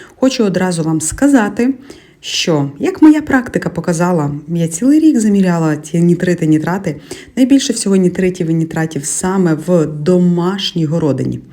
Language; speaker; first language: Ukrainian; native; Ukrainian